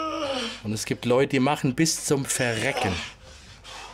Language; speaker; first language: German; native; German